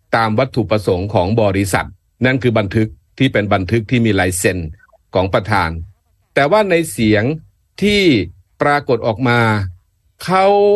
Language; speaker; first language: Thai; native; Thai